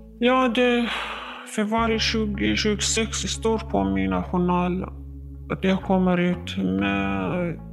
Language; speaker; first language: Swedish; non-native, learner; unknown